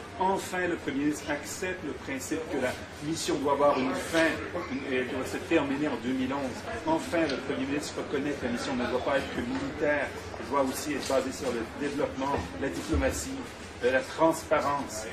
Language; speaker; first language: French; native; French